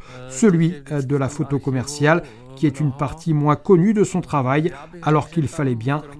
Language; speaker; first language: French; native; French